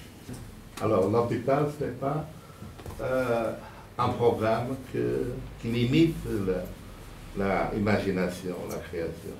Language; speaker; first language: French; non-native, fluent; Portuguese